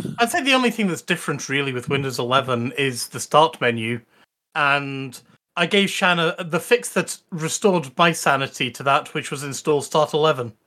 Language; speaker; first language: English; native; English